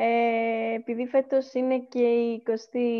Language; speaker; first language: Greek; native; Greek